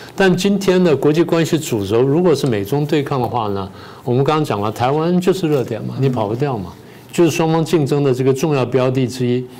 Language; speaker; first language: Chinese; native; Chinese